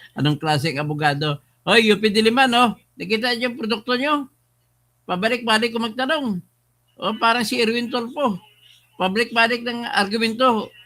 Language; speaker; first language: Filipino; non-native, local second language; Cebuano